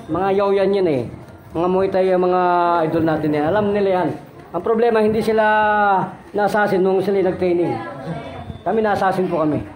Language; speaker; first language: Filipino; non-native, local second language; Cebuano